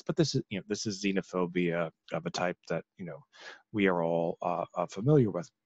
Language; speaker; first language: English; native; English